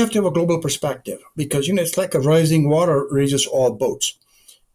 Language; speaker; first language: English; non-native, local second language; Gujarati